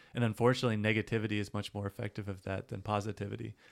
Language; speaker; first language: English; native; English